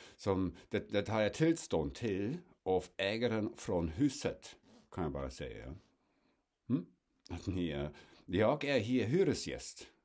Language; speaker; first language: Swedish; non-native, fluent; German